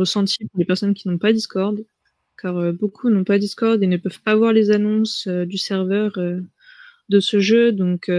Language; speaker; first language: French; native; French